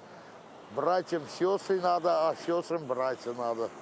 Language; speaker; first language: Russian; non-native, fluent; Armenian